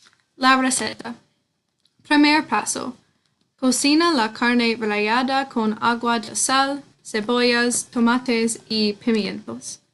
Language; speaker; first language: Spanish; non-native, learner; English